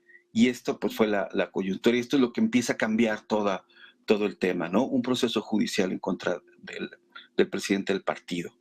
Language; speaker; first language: Spanish; native; Spanish